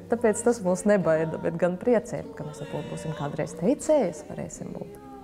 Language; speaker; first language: Latvian; native; Latvian